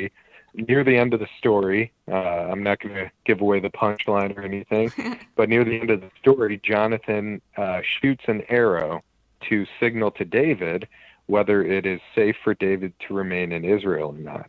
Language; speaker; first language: English; native; English